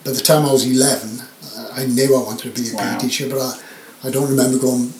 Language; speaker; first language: English; native; English